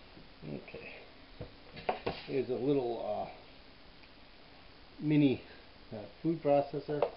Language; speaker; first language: English; native; English